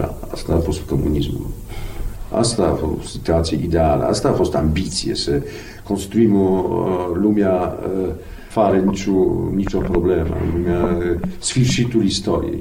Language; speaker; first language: Romanian; non-native, fluent; Polish